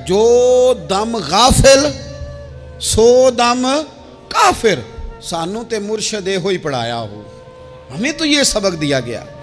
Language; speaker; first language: Urdu; non-native, local second language; Punjabi